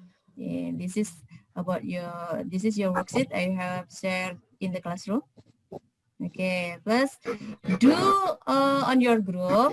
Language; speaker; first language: English; non-native, fluent; Indonesian